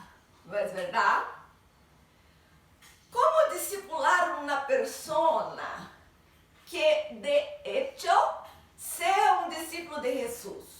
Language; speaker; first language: Spanish; non-native, learner; Portuguese